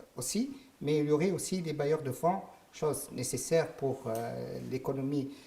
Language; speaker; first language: French; non-native, local second language; Arabic